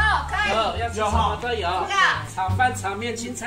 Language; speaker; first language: Chinese; native; Chinese